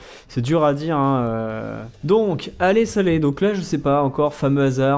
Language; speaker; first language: French; native; French